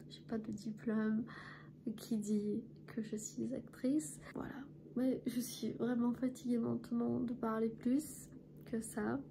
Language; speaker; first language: French; non-native, fluent; Armenian